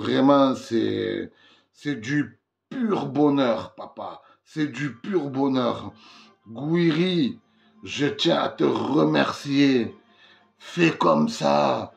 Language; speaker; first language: French; native; French